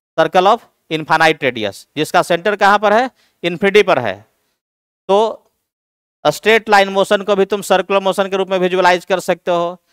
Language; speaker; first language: Hindi; native; Hindi